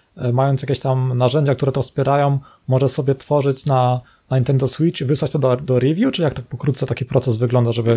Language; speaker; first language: Polish; native; Polish